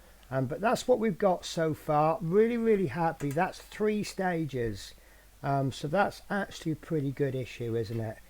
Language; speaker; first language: English; native; English